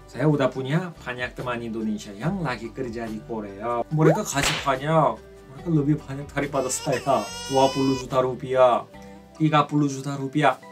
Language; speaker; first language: Indonesian; non-native, fluent; Korean